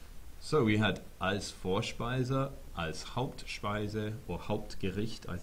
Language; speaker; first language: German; non-native, fluent; English